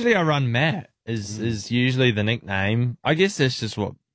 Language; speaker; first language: English; native; English